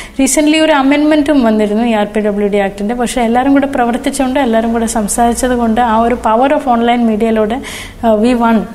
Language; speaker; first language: Malayalam; early bilingual, other home language; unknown